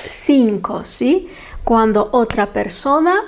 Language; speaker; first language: Spanish; non-native, fluent; Lithuanian